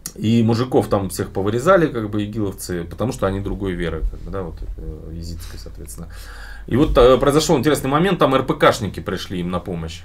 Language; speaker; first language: Russian; native; Russian